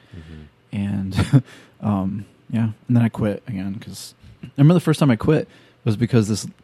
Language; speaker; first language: English; native; English